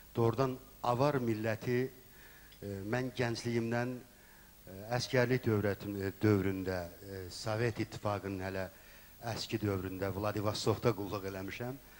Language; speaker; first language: Azerbaijani; native; Azerbaijani